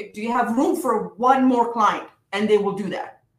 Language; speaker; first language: English; non-native, local second language; Hindi